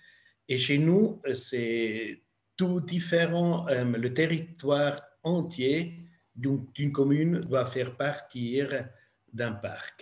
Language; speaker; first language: French; non-native, fluent; German